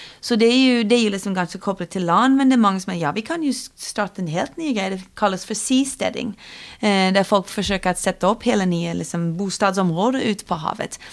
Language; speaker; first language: Swedish; non-native, fluent; English